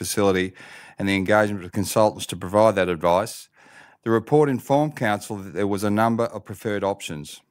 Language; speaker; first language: English; native; English